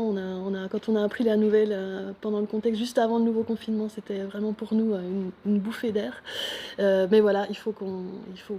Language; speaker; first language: French; native; French